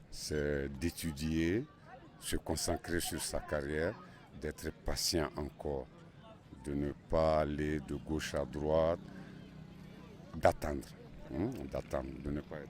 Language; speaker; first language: French; non-native, local second language; Bambara